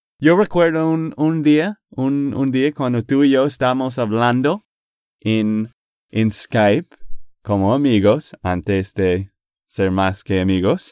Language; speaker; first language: Spanish; non-native, fluent; English